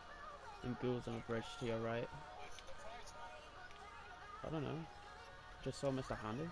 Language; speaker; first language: English; native; English